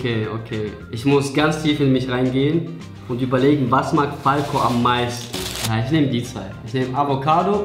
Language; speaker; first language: German; native; German